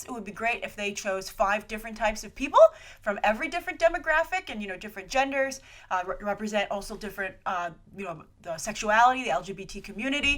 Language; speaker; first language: English; native; English